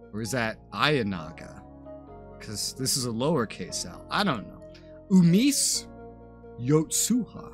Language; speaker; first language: English; native; English